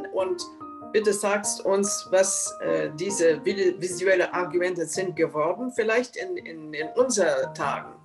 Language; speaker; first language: German; non-native, fluent; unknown